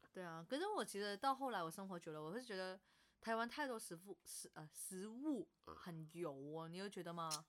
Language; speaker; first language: Chinese; non-native, local second language; Cantonese